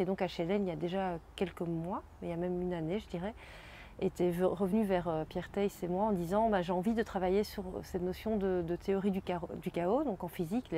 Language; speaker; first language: French; native; French